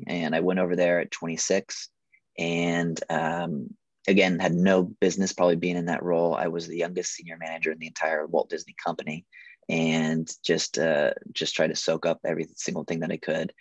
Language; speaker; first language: English; native; English